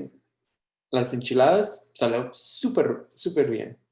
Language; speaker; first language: Spanish; early bilingual, heritage; English